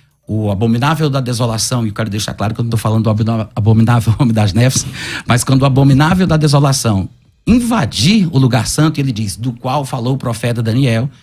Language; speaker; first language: Portuguese; native; Portuguese